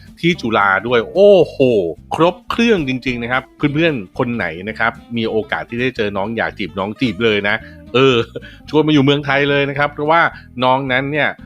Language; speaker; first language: Thai; native; Thai